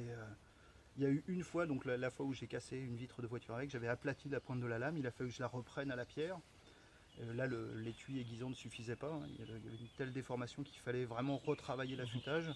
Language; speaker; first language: French; native; French